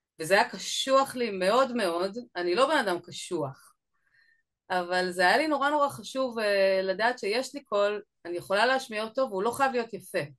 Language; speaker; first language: Hebrew; early bilingual, other home language; Russian